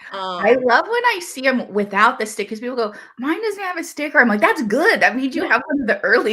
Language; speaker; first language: English; native; English